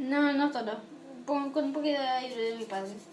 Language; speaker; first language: Spanish; non-native, learner; Dutch